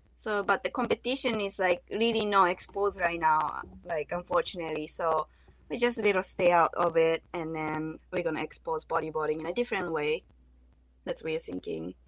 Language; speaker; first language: English; non-native, learner; Japanese